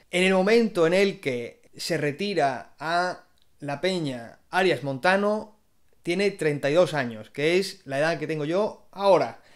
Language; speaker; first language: Spanish; native; Spanish